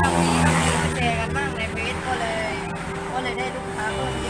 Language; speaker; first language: Thai; early bilingual, other home language; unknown